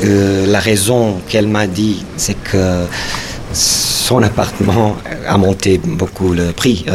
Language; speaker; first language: French; non-native, fluent; Portuguese